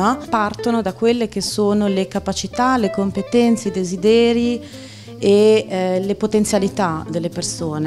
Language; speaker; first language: Italian; native; Italian